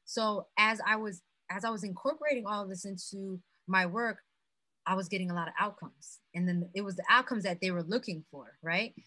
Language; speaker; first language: English; non-native, fluent; Haitian Creole